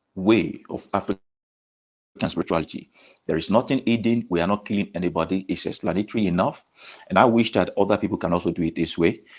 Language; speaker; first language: English; non-native, local second language; Yoruba